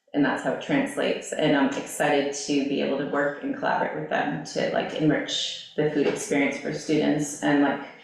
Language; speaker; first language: English; native; English